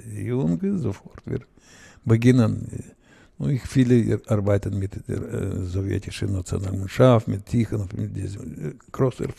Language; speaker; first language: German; non-native, learner; Russian